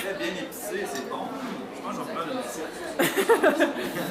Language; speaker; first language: French; native; French